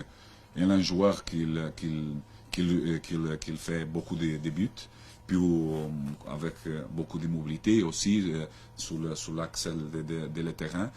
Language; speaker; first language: French; non-native, learner; Portuguese